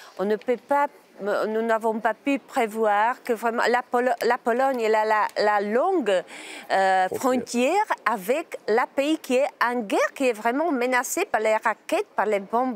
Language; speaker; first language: French; non-native, learner; Czech